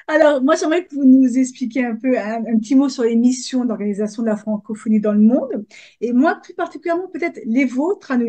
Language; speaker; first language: French; native; French